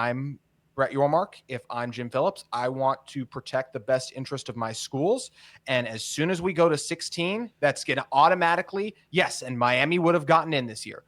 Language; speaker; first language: English; native; English